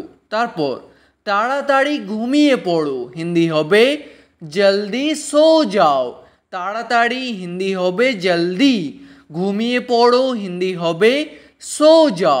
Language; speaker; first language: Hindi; non-native, local second language; Bangla